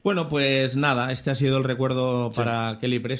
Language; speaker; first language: Spanish; native; Spanish